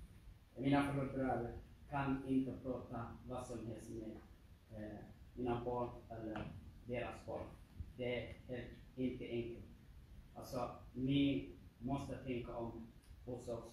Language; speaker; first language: Swedish; non-native, learner; Tigrinya